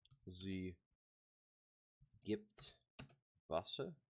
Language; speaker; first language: German; non-native, learner; English